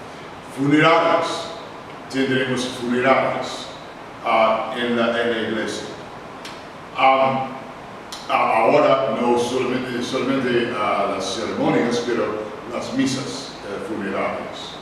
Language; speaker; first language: Spanish; non-native, learner; English